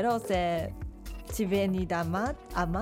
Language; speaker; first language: Italian; non-native, learner; Japanese